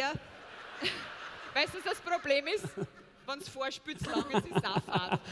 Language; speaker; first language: German; native; German